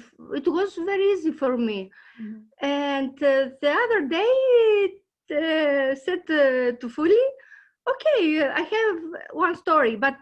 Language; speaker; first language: English; non-native, learner; Greek